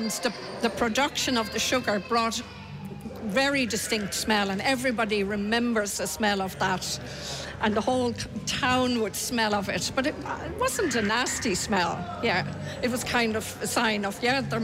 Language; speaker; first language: English; native; English